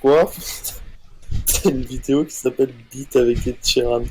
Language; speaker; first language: French; native; French